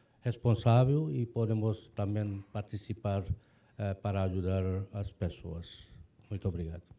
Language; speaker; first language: Portuguese; non-native, fluent; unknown